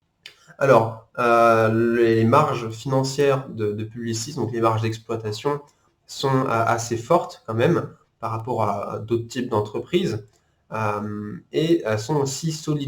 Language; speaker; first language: French; native; French